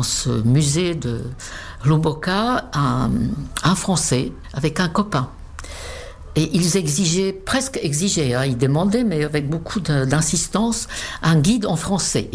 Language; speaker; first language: French; non-native, fluent; Czech